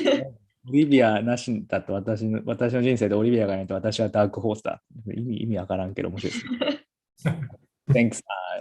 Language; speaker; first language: Japanese; native; Japanese